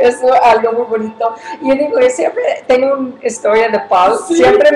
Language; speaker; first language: Spanish; early bilingual, heritage; English